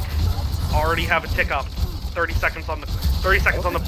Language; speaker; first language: English; native; English